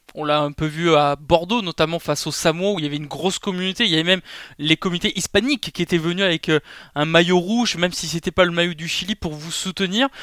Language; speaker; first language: French; native; French